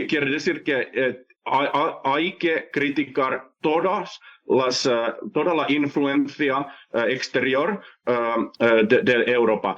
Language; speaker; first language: Spanish; non-native, fluent; Finnish